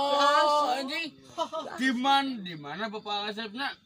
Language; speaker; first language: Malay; non-native, local second language; Sundanese